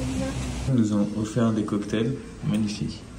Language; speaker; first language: French; native; French